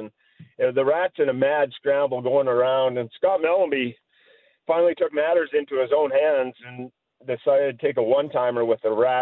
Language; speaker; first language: English; native; English